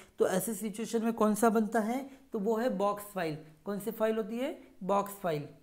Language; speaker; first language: Hindi; non-native, local second language; Marathi